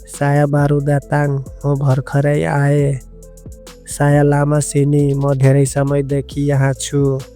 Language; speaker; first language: Nepali; native; Nepali